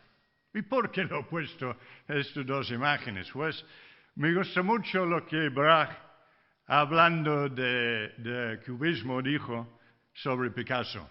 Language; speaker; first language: Spanish; non-native, fluent; English